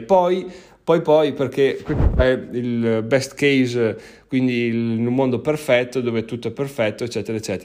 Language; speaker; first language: Italian; native; Italian